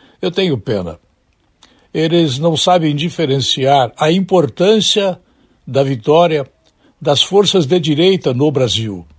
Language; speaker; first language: Portuguese; native; Portuguese